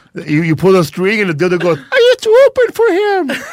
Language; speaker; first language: English; early bilingual, other home language; Spanish